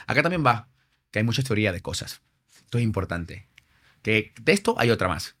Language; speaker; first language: Spanish; native; Spanish